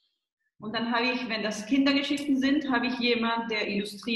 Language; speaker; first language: German; early bilingual, heritage; Spanish